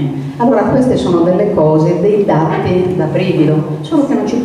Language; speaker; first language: Italian; native; Italian